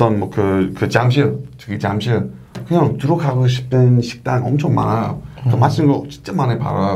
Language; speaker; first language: Korean; non-native, learner; English